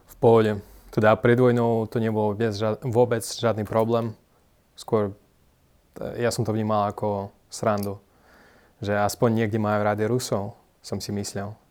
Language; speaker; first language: Slovak; non-native, fluent; Russian